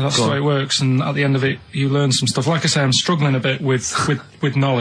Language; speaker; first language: English; native; English